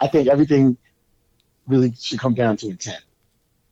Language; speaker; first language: English; native; English